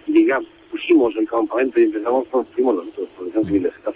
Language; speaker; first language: Spanish; native; Spanish